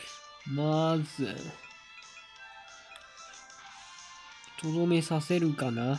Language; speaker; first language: Japanese; native; Japanese